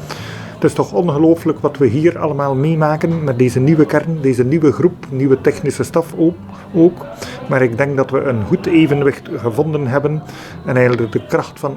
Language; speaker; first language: Dutch; native; Dutch